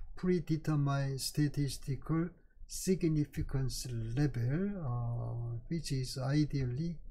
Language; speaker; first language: English; non-native, fluent; Korean